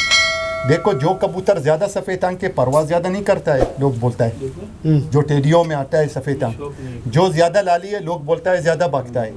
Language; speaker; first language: Hindi; non-native, learner; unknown